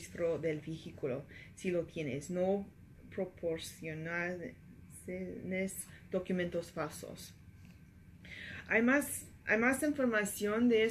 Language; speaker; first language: Spanish; non-native, learner; English